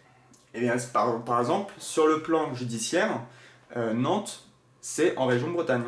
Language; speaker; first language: French; native; French